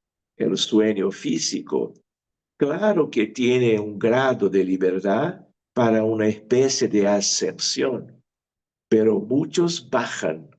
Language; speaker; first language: Spanish; non-native, fluent; Portuguese